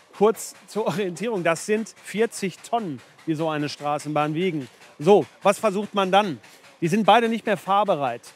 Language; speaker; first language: German; native; German